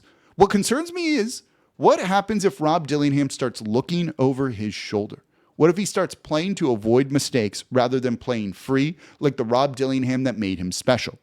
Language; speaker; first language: English; native; English